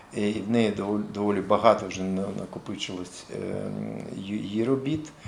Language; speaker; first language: Ukrainian; native; Ukrainian